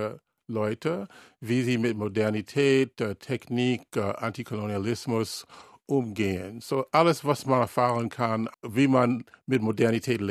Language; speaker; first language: German; non-native, learner; English